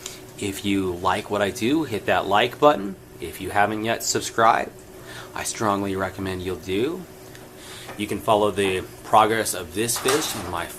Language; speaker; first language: English; native; English